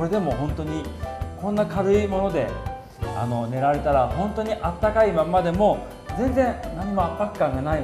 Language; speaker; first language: Japanese; native; Japanese